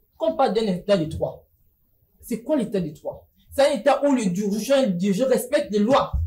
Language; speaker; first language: French; non-native, local second language; Lingala